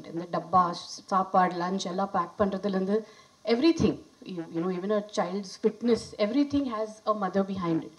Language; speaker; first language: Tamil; non-native, fluent; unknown